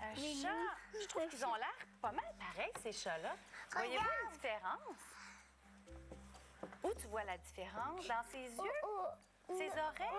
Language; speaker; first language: French; native; French